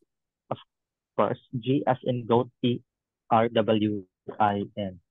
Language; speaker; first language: English; non-native, learner; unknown